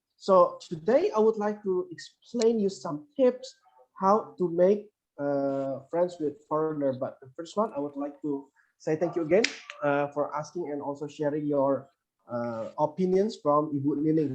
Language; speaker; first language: English; non-native, fluent; Indonesian